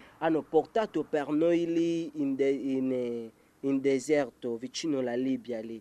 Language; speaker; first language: Italian; non-native, learner; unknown